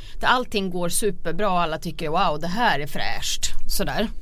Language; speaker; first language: Swedish; native; Swedish